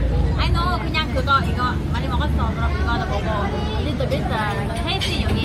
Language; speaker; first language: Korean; non-native, learner; Vietnamese